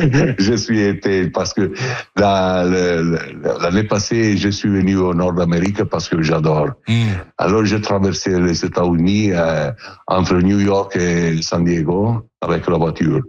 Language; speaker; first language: French; non-native, learner; Italian